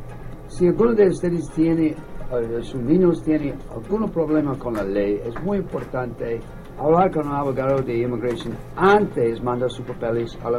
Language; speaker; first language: Spanish; non-native, learner; English